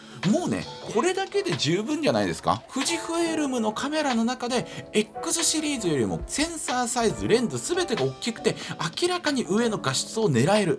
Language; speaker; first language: Japanese; native; Japanese